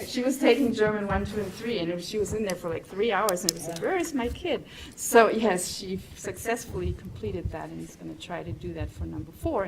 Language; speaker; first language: English; non-native, fluent; German